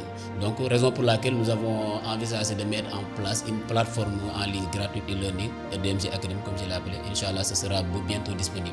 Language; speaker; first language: French; non-native, local second language; Wolof